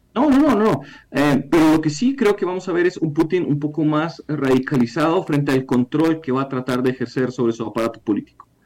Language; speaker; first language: Spanish; non-native, fluent; Ukrainian